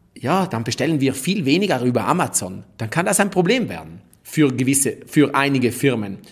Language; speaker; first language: German; native; German